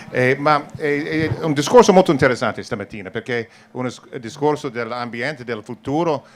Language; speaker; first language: Italian; non-native, learner; English